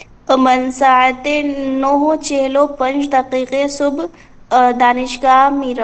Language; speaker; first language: Persian; non-native, learner; Urdu